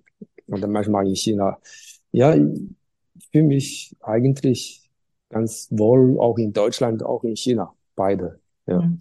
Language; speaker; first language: German; non-native, learner; Chinese